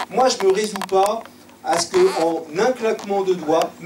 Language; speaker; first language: French; native; French